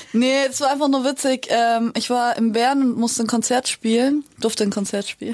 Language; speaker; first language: German; early bilingual, other home language; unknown